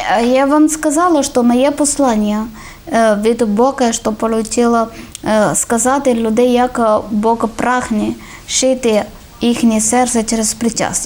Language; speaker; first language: Ukrainian; non-native, learner; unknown